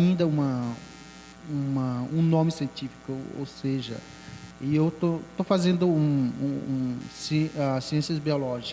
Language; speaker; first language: Portuguese; non-native, local second language; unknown